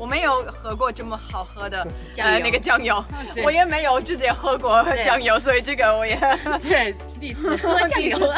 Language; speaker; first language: Chinese; non-native, fluent; English